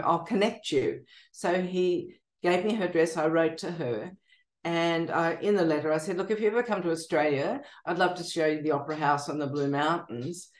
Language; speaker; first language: English; native; English